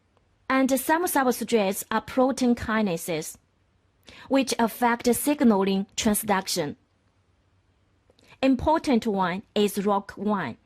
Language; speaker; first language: English; non-native, fluent; Chinese